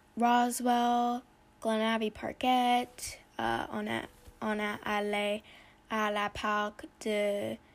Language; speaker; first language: French; non-native, learner; English